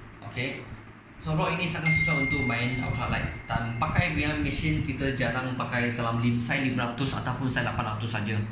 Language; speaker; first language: Malay; non-native, local second language; Chinese